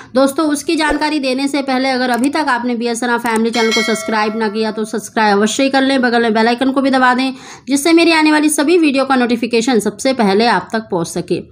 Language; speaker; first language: Hindi; native; Hindi